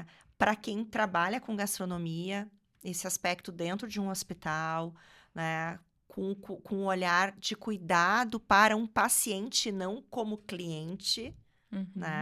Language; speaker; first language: Portuguese; native; Portuguese